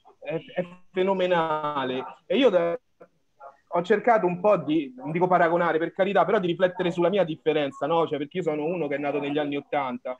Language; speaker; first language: Italian; early bilingual, other home language; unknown